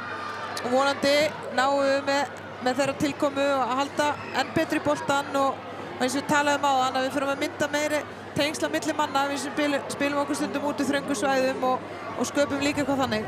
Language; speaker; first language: Icelandic; native; Icelandic